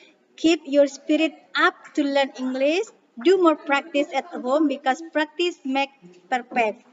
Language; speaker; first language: English; non-native, fluent; Indonesian